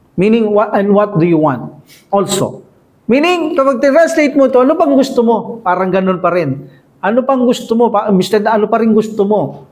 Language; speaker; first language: Filipino; native; Filipino